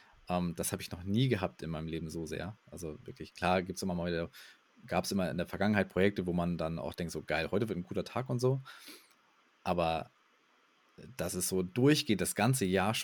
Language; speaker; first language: German; native; German